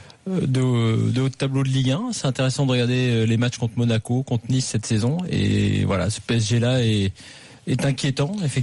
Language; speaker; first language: French; native; French